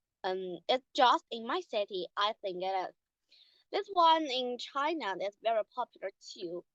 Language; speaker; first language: English; non-native, learner; Chinese